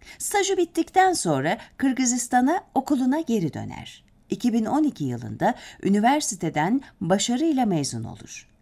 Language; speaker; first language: Turkish; native; Turkish